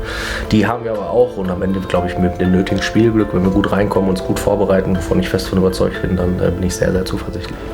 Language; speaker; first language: German; native; German